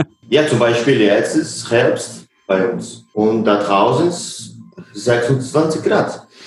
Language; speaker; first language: German; non-native, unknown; Portuguese